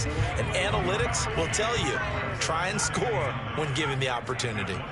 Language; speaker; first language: English; native; English